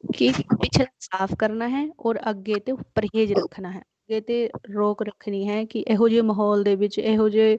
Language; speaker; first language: Hindi; non-native, local second language; Punjabi